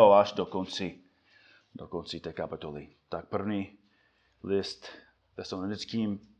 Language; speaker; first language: Czech; non-native, fluent; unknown